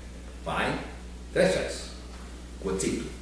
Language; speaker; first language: Latvian; early bilingual, heritage; Latvian